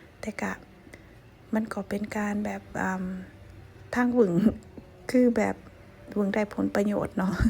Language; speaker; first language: Thai; non-native, local second language; Lao